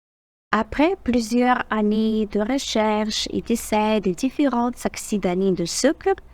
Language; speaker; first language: French; non-native, fluent; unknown